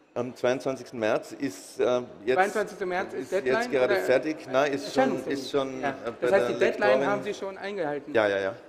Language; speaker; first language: German; native; German